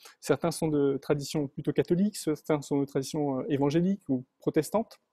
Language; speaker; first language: French; native; French